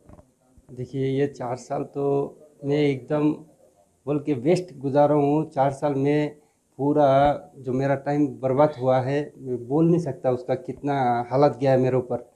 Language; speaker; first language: Hindi; non-native, local second language; Bangla